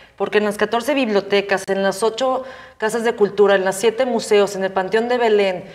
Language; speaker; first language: Spanish; native; Spanish